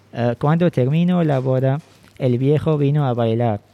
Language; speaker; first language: Spanish; non-native, fluent; Arabic